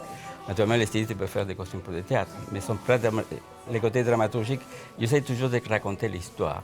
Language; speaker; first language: French; non-native, fluent; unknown